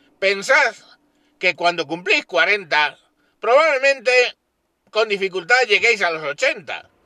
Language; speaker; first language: Spanish; native; Spanish